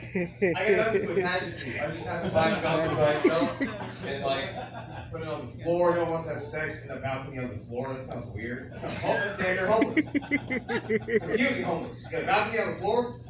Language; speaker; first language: English; native; English